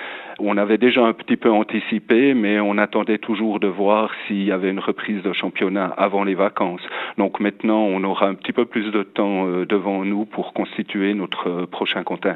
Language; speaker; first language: French; native; French